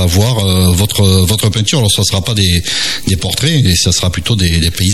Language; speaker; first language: French; native; French